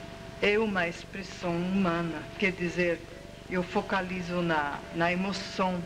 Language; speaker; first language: Portuguese; non-native, fluent; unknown